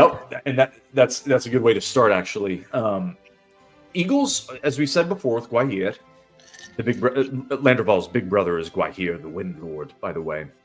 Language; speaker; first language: English; native; English